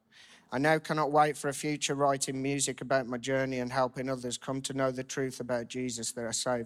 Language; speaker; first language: English; native; English